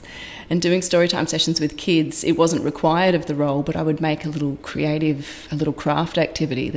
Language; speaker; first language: English; native; English